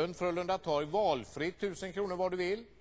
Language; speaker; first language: Swedish; native; Swedish